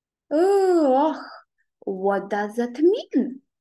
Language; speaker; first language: English; non-native, fluent; Ukrainian